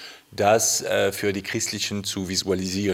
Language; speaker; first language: German; non-native, fluent; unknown